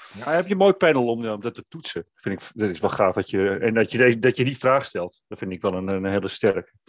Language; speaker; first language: Dutch; native; Dutch